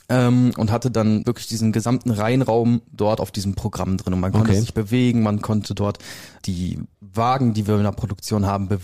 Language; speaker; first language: German; native; German